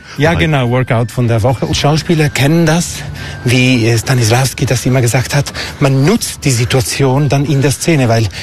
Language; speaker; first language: German; non-native, local second language; Italian